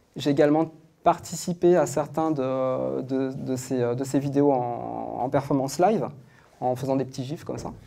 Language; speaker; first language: French; native; French